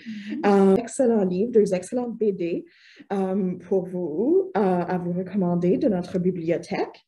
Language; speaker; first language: French; native; French